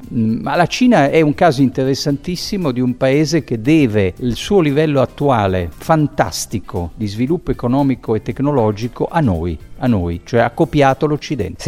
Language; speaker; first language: Italian; native; Italian